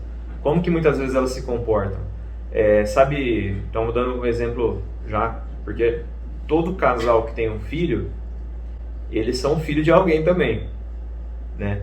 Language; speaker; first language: Portuguese; native; Portuguese